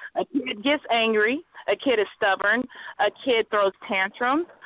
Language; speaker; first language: English; native; English